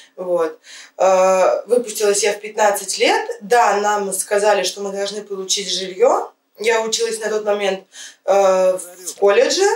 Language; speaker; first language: Russian; native; Russian